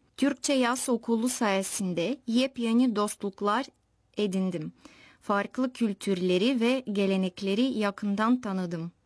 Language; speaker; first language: Turkish; non-native, fluent; Bulgarian